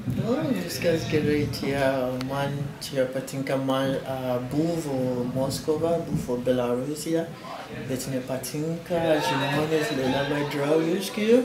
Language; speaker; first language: Lithuanian; non-native, learner; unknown